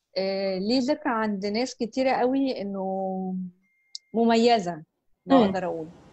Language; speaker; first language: Arabic; native; Arabic